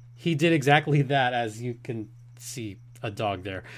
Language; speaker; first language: English; early bilingual, other home language; Spanish